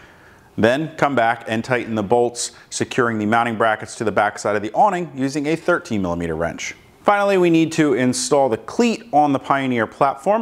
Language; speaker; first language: English; native; English